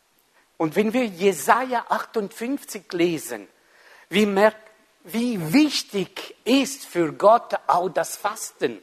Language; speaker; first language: German; non-native, fluent; Italian